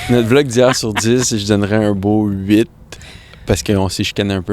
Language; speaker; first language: French; native; French